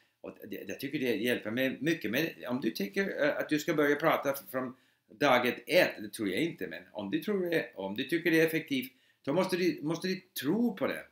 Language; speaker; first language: Swedish; non-native, fluent; English